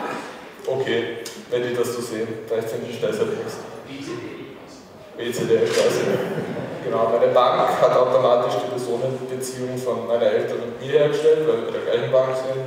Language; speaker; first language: German; native; German